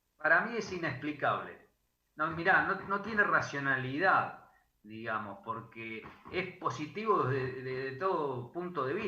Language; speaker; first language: Spanish; native; Spanish